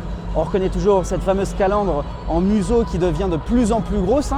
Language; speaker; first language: French; native; French